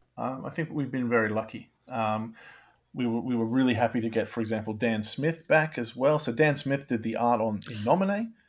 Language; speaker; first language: English; native; English